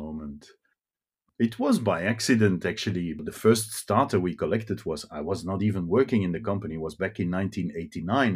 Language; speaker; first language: English; non-native, fluent; Dutch